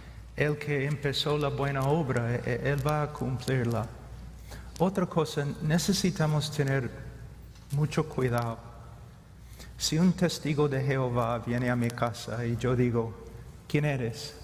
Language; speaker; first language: Spanish; non-native, fluent; English